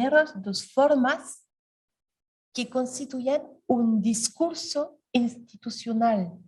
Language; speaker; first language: Spanish; non-native, learner; French